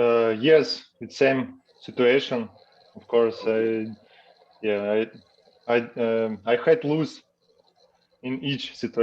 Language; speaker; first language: English; non-native, learner; Russian